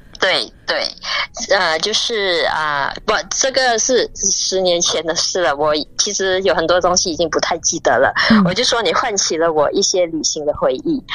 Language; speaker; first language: Chinese; non-native, fluent; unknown